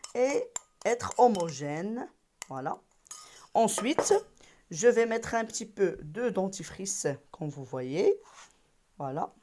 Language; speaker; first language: French; non-native, local second language; Arabic